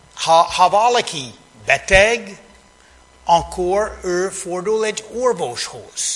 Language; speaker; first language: Hungarian; non-native, fluent; English